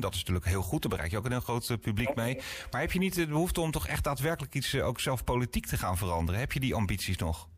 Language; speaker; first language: Dutch; native; Dutch